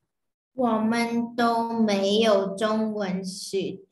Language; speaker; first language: Chinese; non-native, learner; Thai